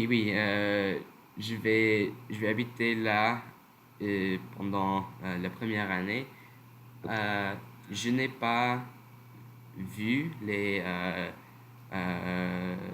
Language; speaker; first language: French; non-native, learner; English